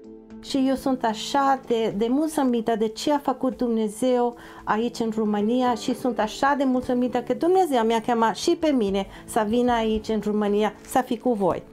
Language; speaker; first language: Romanian; non-native, fluent; English